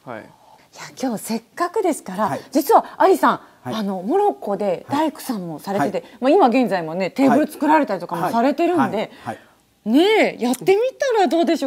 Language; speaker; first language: Japanese; native; Japanese